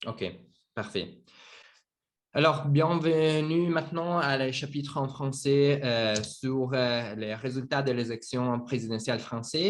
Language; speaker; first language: French; non-native, learner; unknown